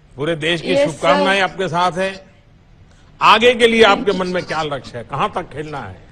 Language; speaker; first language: Hindi; non-native, local second language; Gujarati